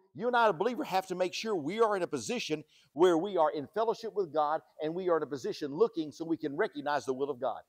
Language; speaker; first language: English; native; English